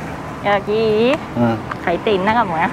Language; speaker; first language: Korean; non-native, fluent; Thai